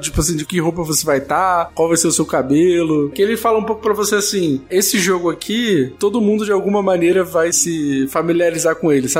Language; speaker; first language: Portuguese; native; Portuguese